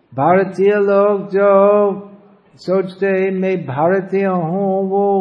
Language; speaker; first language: Hindi; non-native, fluent; English